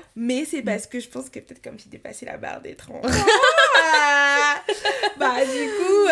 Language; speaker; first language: French; native; French